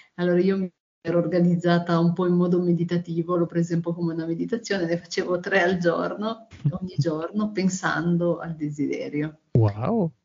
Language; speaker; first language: Italian; native; Italian